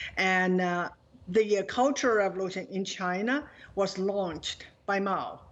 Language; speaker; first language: English; non-native, fluent; Chinese